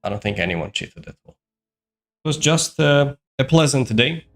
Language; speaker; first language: English; non-native, fluent; Georgian